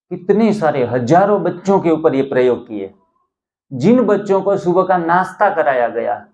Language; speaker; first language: Hindi; non-native, local second language; Gujarati